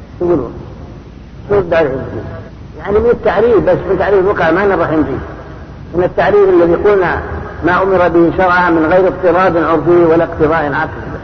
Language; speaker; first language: Arabic; native; Arabic